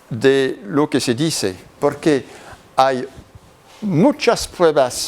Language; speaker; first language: Spanish; non-native, learner; French